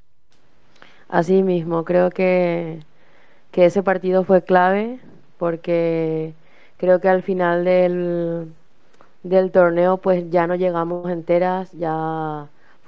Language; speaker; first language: Spanish; native; Spanish